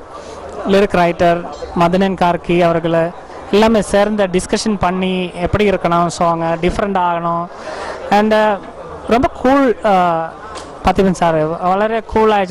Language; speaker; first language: Tamil; non-native, learner; Malayalam